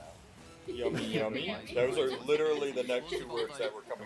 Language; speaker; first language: English; native; English